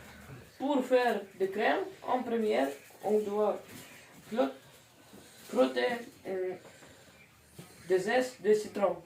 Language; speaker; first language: French; non-native, learner; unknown